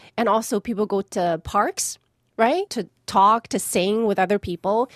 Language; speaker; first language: English; non-native, fluent; Chinese